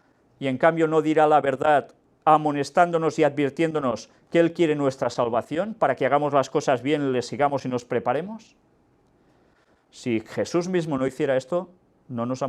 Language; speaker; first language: Spanish; native; Spanish